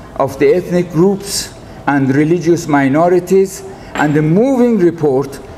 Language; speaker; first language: English; non-native, fluent; Persian